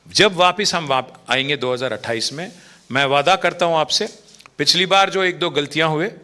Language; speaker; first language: Hindi; non-native, local second language; Telugu